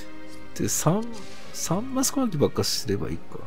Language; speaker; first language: Japanese; native; Japanese